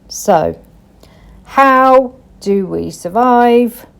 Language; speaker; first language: English; native; English